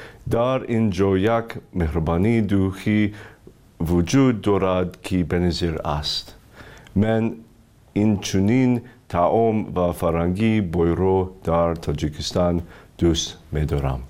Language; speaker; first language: Persian; non-native, learner; English